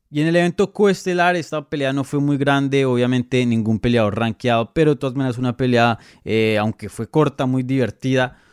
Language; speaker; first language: Spanish; native; Spanish